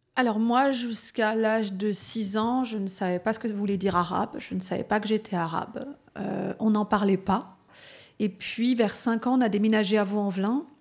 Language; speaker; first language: French; native; French